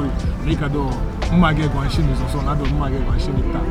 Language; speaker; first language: Korean; non-native, fluent; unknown